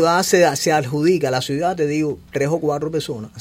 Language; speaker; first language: Spanish; native; Spanish